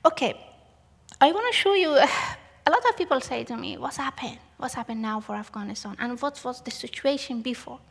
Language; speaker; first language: English; non-native, learner; Persian